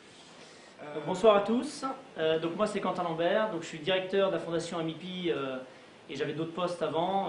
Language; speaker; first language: French; native; French